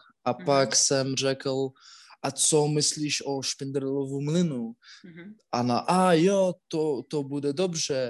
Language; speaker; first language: Czech; non-native, learner; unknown